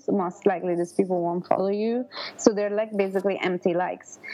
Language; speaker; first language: English; non-native, fluent; Italian